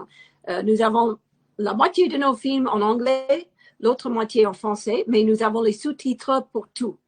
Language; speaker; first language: French; non-native, fluent; English